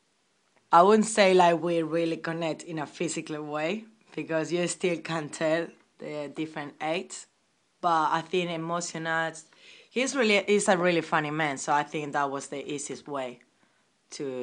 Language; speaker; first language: English; non-native, learner; Spanish